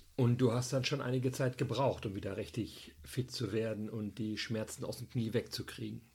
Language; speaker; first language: German; native; German